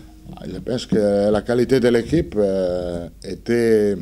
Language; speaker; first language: French; non-native, fluent; Italian